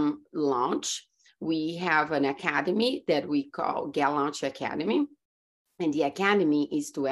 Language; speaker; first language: English; non-native, fluent; Portuguese